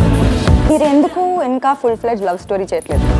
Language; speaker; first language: Telugu; non-native, local second language; Tamil